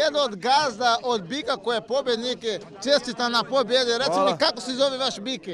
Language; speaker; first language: Croatian; non-native, learner; Portuguese